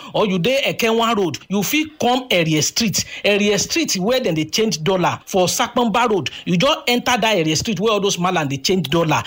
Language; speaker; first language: Nigerian Pidgin; native; Nigerian Pidgin